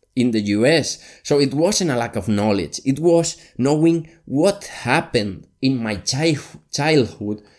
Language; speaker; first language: English; non-native, fluent; Spanish